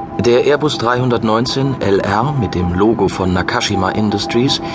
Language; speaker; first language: German; native; German